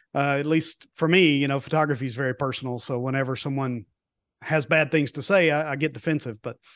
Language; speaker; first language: English; native; English